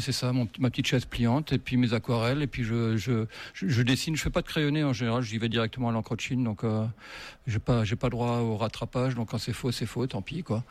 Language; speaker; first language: French; native; French